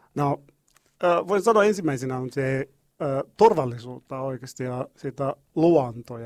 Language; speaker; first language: Finnish; non-native, learner; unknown